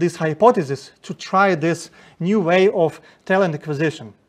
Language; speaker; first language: English; non-native, fluent; Ukrainian